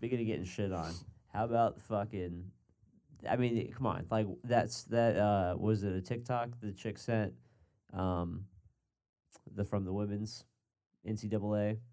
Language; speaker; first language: English; native; English